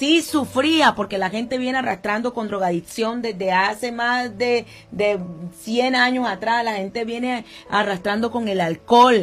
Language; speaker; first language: Spanish; native; Spanish